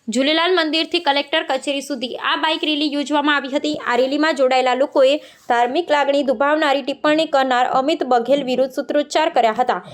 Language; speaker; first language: Gujarati; native; Gujarati